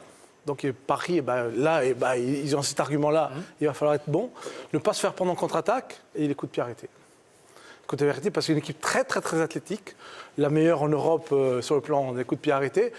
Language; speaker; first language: French; native; French